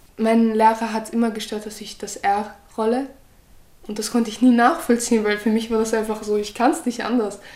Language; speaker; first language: German; early bilingual, other home language; Croatian